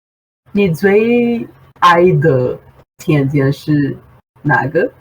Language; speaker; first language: Chinese; non-native, fluent; Portuguese